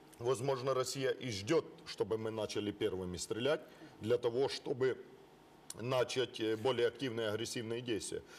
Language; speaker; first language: Russian; non-native, local second language; Ukrainian